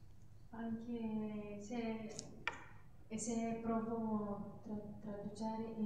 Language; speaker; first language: Italian; non-native, learner; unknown